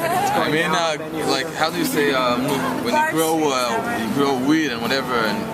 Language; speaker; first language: English; non-native, fluent; Hebrew